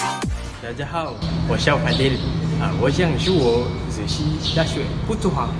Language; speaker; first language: Chinese; non-native, learner; Malay